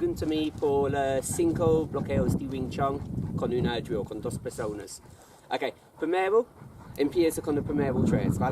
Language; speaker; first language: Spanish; non-native, learner; English